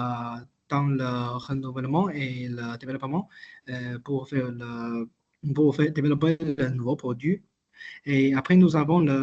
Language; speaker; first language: French; non-native, learner; Chinese